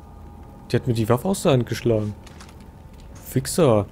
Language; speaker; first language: German; native; German